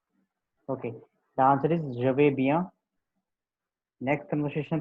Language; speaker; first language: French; non-native, learner; Hindi